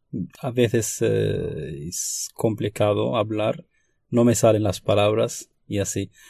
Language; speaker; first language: Spanish; non-native, fluent; Arabic